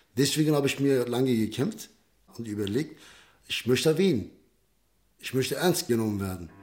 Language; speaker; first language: German; early bilingual, other home language; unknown